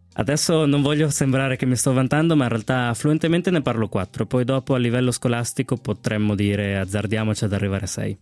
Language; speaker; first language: Italian; early bilingual, other home language; Spanish